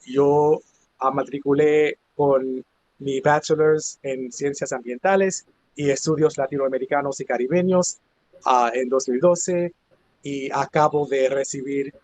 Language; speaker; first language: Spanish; non-native, fluent; English